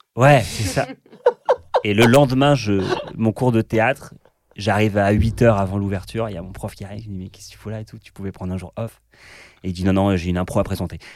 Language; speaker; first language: French; native; French